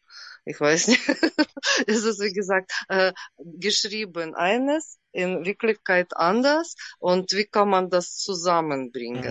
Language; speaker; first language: German; non-native, learner; Russian